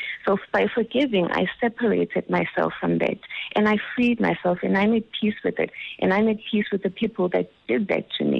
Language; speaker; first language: English; non-native, local second language; Xhosa